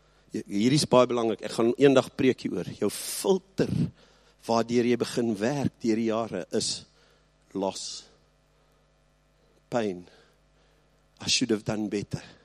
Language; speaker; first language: Afrikaans; early bilingual, heritage; Afrikaans